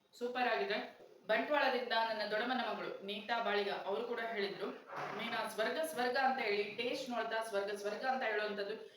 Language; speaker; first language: Kannada; non-native, local second language; Konkani